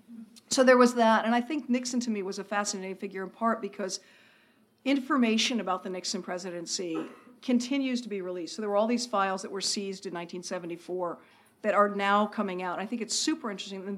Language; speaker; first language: English; native; English